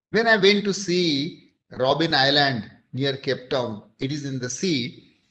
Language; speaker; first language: English; non-native, local second language; Marathi